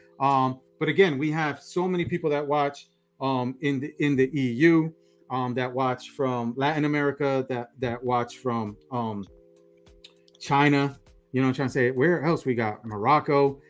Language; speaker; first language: English; native; English